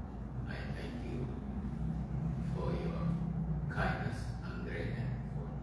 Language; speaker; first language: English; non-native, fluent; Indonesian